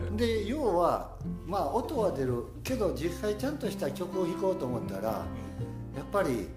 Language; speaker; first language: Japanese; native; Japanese